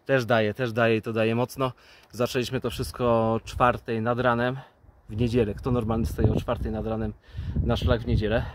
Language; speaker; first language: Polish; native; Polish